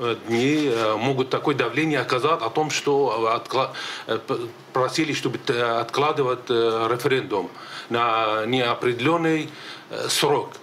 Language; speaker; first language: Russian; native; Russian